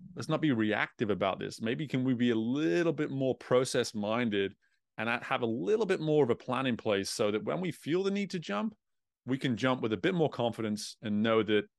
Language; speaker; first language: English; native; English